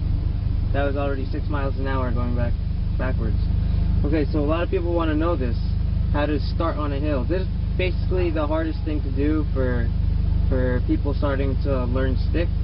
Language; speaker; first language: English; native; English